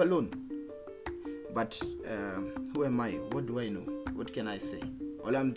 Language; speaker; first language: English; non-native, local second language; Kikuyu